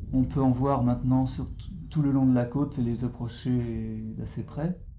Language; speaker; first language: French; native; French